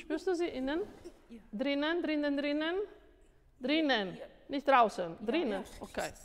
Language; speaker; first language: German; non-native, fluent; Italian